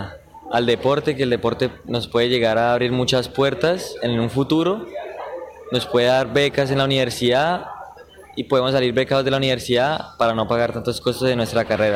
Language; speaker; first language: Spanish; native; Spanish